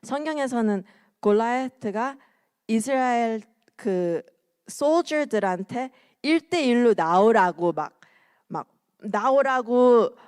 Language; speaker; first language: Korean; early bilingual, heritage; Korean